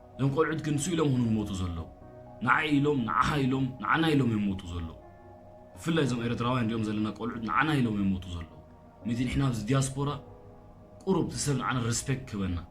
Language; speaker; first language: Tigrinya; early bilingual, heritage; Tigrinya